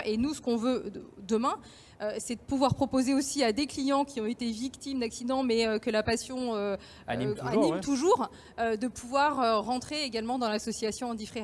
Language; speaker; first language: French; native; French